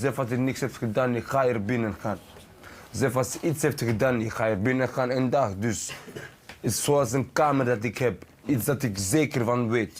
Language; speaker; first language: Dutch; early bilingual, other home language; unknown